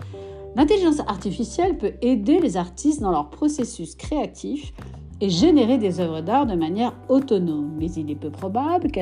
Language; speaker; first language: French; native; French